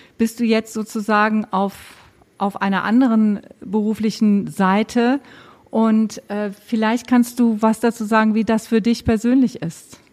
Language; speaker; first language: German; native; German